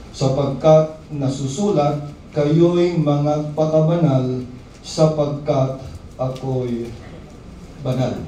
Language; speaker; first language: Filipino; non-native, local second language; Hiligaynon